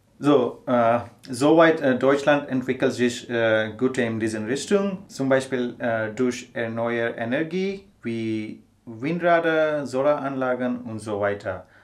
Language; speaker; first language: German; non-native, learner; Gujarati